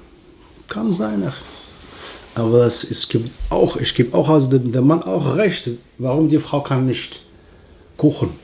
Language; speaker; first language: German; non-native, learner; Arabic